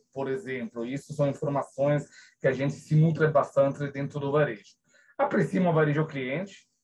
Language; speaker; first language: Portuguese; non-native, fluent; Italian